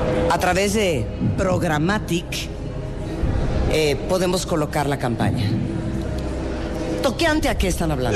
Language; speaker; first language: Spanish; native; Spanish